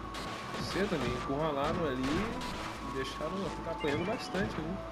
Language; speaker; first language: Portuguese; native; Portuguese